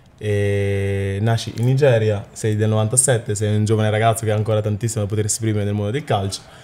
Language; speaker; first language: Italian; early bilingual, other home language; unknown